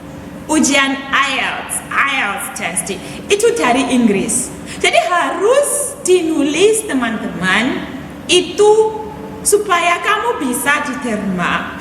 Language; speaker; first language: Indonesian; non-native, fluent; English